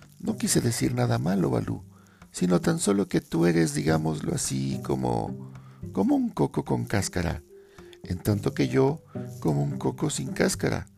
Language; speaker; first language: Spanish; native; Spanish